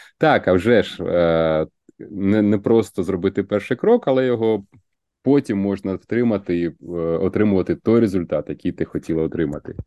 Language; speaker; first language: Ukrainian; native; Ukrainian